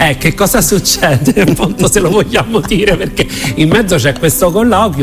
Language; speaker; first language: Italian; native; Italian